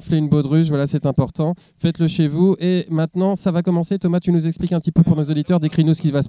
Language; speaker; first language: French; native; French